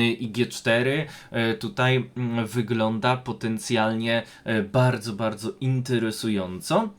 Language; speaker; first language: Polish; native; Polish